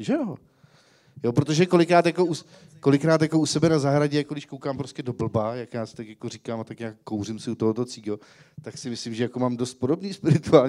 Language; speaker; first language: Czech; native; Czech